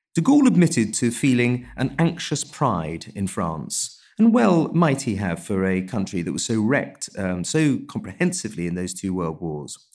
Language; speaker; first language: English; native; English